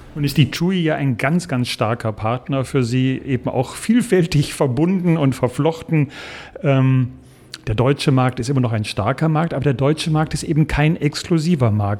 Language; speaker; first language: German; native; German